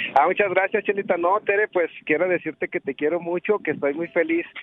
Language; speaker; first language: Spanish; native; Spanish